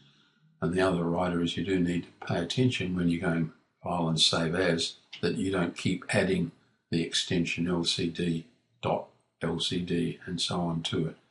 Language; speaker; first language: English; native; English